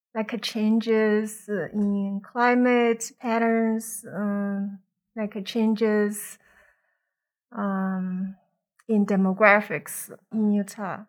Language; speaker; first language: English; non-native, fluent; Chinese